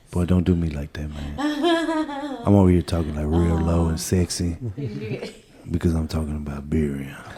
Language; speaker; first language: English; early bilingual, other home language; Spanish